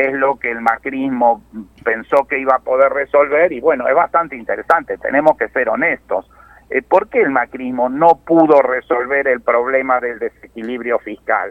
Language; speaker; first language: Spanish; native; Spanish